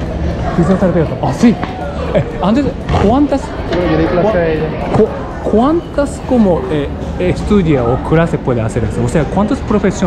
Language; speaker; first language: Spanish; non-native, learner; Japanese